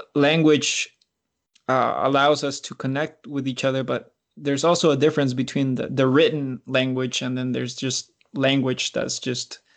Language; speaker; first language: English; early bilingual, other home language; Spanish